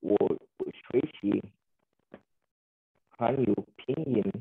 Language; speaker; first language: Chinese; non-native, learner; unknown